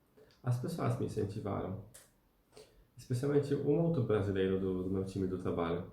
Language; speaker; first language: Portuguese; non-native, fluent; Polish